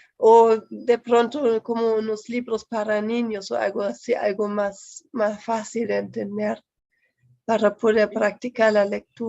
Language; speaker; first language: Spanish; non-native, fluent; German